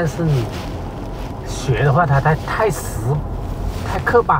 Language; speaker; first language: Chinese; native; Chinese